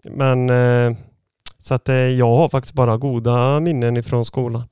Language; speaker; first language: Swedish; early bilingual, other home language; Bosnian